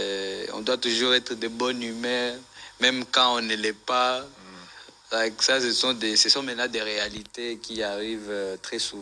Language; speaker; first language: French; non-native, local second language; Swahili